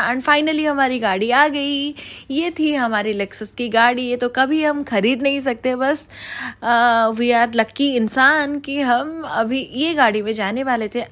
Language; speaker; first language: Hindi; native; Hindi